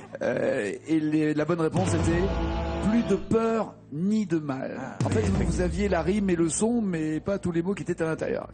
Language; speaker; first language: French; native; French